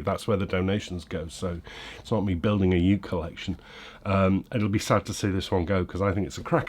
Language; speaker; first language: English; native; English